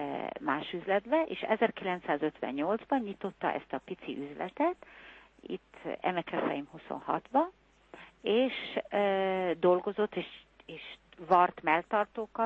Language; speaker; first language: Hungarian; early bilingual, heritage; Hungarian